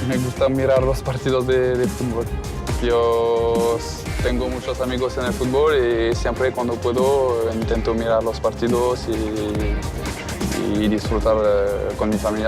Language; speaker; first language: Spanish; non-native, fluent; French